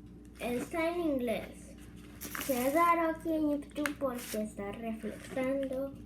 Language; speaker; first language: Spanish; early bilingual, heritage; Spanish